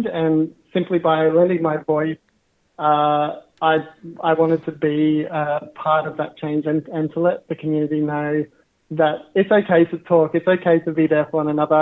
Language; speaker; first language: English; native; English